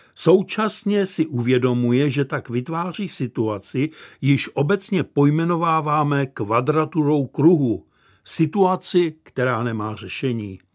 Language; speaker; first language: Czech; native; Czech